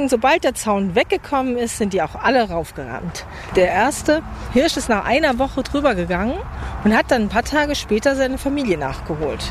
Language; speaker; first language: German; native; German